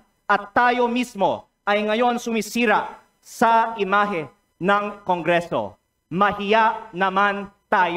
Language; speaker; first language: Filipino; native; Filipino